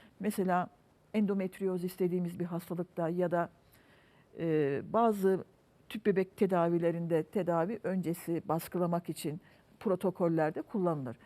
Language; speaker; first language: Turkish; native; Turkish